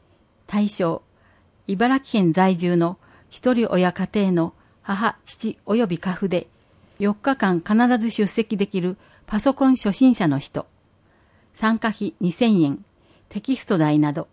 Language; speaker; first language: Japanese; native; Japanese